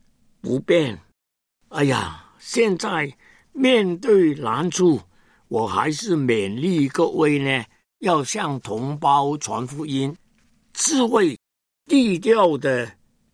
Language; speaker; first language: Chinese; non-native, local second language; Cantonese